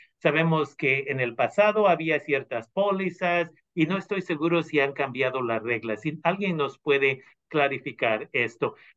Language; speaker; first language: Spanish; native; Spanish